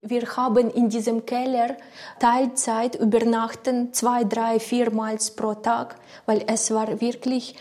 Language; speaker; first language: German; non-native, learner; Ukrainian